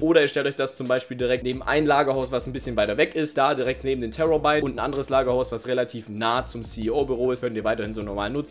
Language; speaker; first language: German; native; German